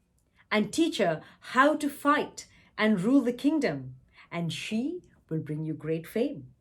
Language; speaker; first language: English; non-native, local second language; Tamil